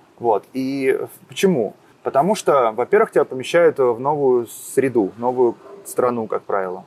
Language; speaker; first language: Russian; native; Russian